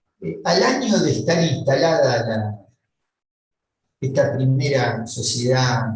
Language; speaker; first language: Spanish; native; Spanish